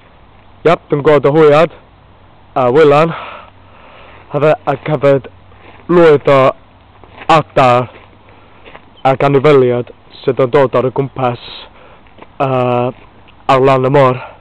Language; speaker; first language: Welsh; non-native, learner; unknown